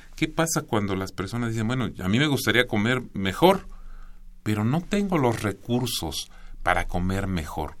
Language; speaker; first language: Spanish; native; Spanish